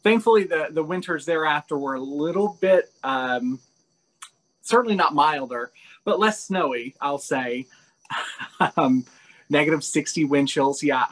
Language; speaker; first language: English; native; English